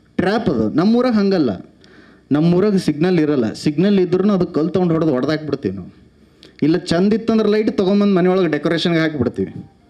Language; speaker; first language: Kannada; native; Kannada